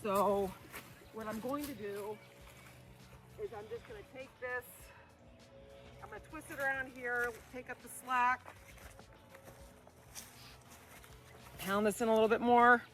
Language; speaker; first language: English; native; English